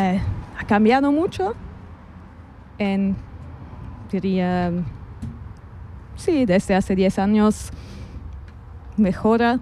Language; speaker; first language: Spanish; non-native, fluent; German